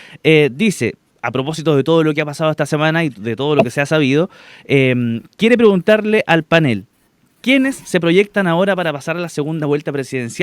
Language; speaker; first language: Spanish; native; Spanish